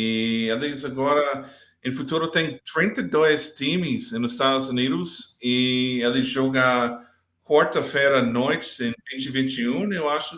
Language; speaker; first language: Portuguese; non-native, learner; English